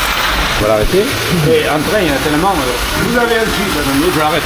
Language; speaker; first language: French; native; French